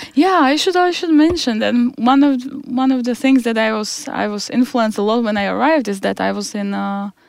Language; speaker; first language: English; non-native, fluent; Czech